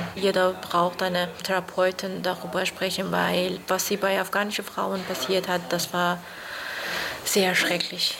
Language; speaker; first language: German; non-native, fluent; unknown